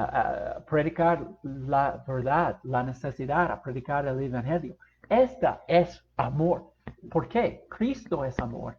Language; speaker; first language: Spanish; non-native, fluent; English